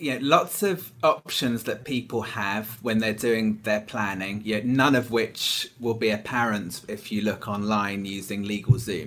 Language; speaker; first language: English; native; English